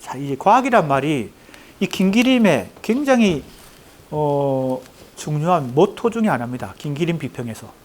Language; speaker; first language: Korean; native; Korean